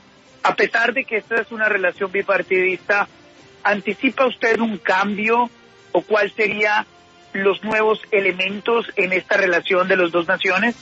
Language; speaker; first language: Spanish; native; Spanish